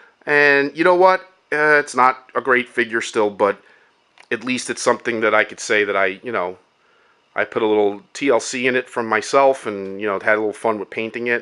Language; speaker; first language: English; native; English